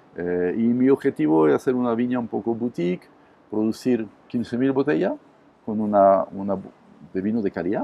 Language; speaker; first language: Spanish; non-native, fluent; French